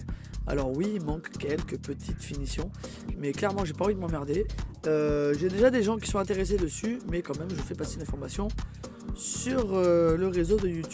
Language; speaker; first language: French; native; French